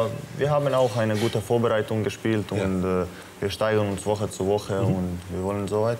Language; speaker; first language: German; non-native, fluent; Croatian